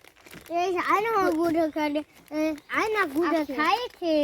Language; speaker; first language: German; early bilingual, other home language; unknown